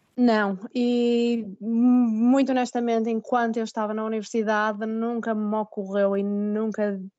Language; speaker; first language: Portuguese; native; Portuguese